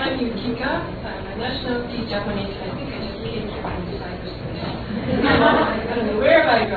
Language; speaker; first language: English; non-native, fluent; Japanese